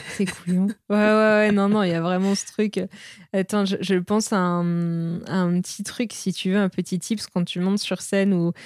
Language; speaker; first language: French; native; French